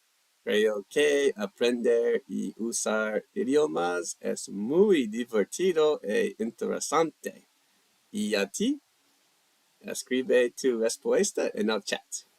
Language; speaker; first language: Spanish; non-native, learner; English